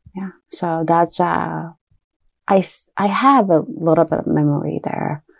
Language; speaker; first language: English; early bilingual, other home language; Japanese